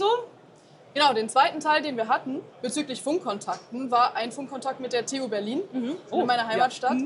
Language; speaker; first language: German; native; German